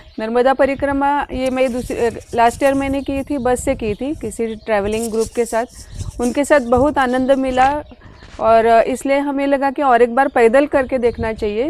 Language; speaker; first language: Hindi; non-native, local second language; Marathi